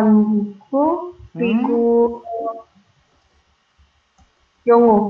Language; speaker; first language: Korean; non-native, learner; Indonesian